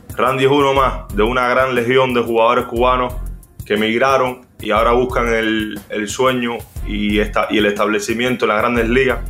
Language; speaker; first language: Spanish; native; Spanish